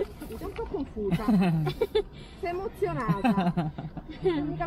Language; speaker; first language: Italian; non-native, local second language; Indonesian